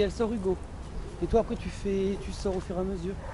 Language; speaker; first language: French; native; French